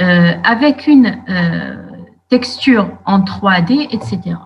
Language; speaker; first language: French; non-native, local second language; Arabic